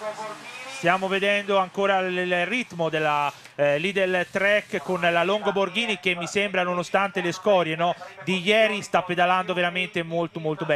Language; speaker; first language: Italian; native; Italian